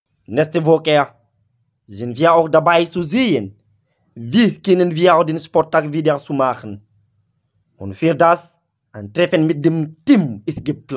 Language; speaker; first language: German; non-native, learner; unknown